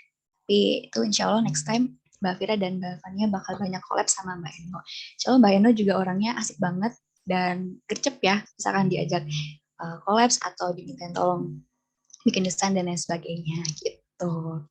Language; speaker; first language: Indonesian; native; Indonesian